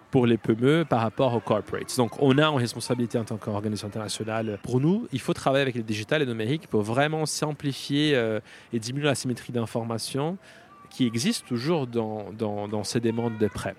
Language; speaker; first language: French; non-native, fluent; Portuguese